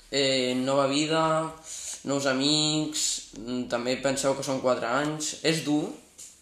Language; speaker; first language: Catalan; non-native, local second language; Spanish